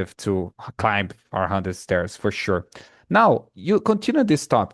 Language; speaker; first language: English; non-native, fluent; Portuguese